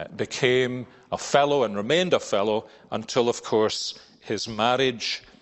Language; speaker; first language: English; native; English